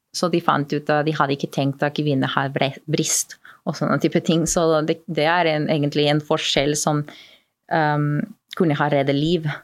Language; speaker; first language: Norwegian; non-native, fluent; Spanish